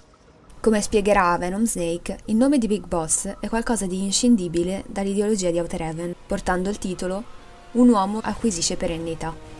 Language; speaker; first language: Italian; native; Italian